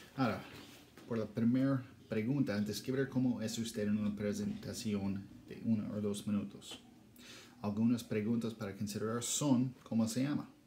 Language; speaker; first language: Spanish; non-native, learner; English